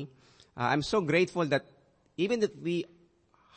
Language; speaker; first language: English; non-native, local second language; Aklanon